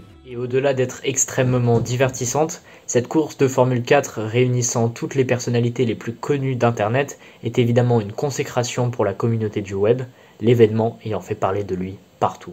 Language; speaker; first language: French; native; French